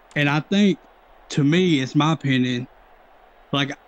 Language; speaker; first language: English; native; English